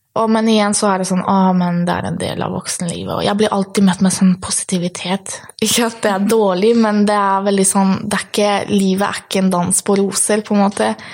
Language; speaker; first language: Norwegian; early bilingual, other home language; Polish